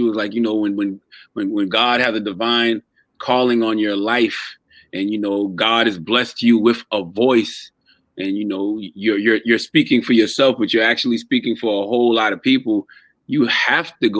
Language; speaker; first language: English; native; English